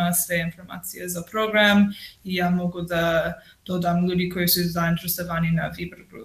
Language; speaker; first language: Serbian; non-native, learner; English